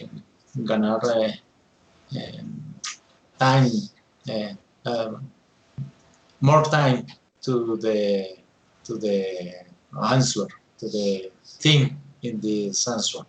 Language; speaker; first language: English; non-native, learner; Spanish